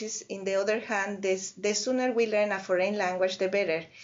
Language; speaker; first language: English; non-native, fluent; Spanish